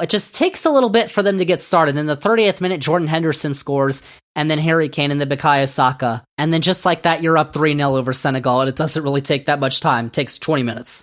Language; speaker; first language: English; native; English